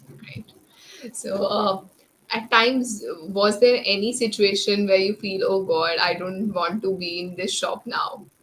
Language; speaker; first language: English; non-native, local second language; Hindi